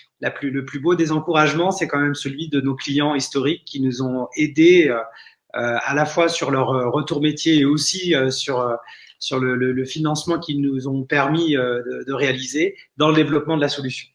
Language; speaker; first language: French; native; French